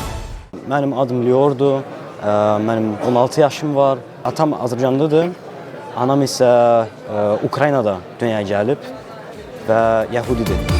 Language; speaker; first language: Azerbaijani; non-native, fluent; German